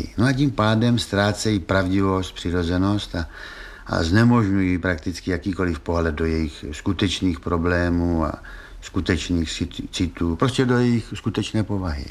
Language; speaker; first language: Czech; native; Czech